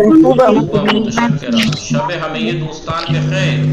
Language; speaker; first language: Persian; non-native, fluent; Urdu